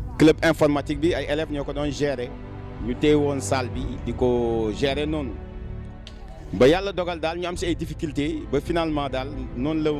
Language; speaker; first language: Wolof; non-native, local second language; Fula